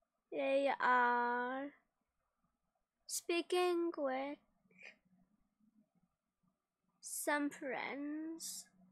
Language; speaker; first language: English; native; English